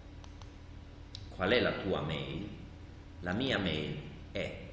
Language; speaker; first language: Italian; native; Italian